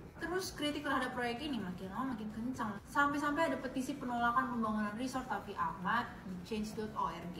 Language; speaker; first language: Indonesian; native; Indonesian